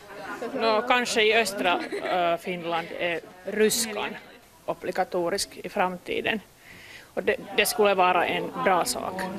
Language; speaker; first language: Swedish; non-native, fluent; Finnish